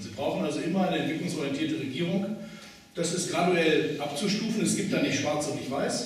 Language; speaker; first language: German; native; German